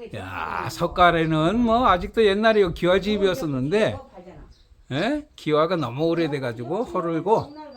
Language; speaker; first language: Korean; native; Korean